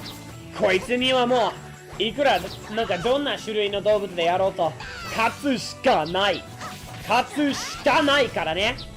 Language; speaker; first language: Japanese; native; Japanese